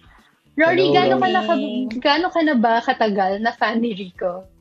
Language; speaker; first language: Filipino; native; Filipino